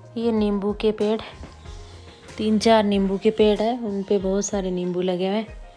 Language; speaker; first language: Hindi; non-native, local second language; Marwari